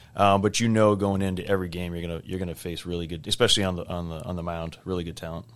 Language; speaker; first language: English; native; English